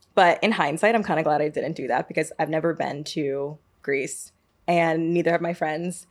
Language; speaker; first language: English; native; English